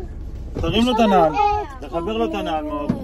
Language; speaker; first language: Hebrew; native; Hebrew